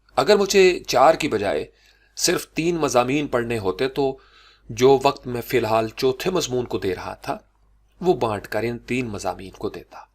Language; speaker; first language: Urdu; non-native, local second language; Punjabi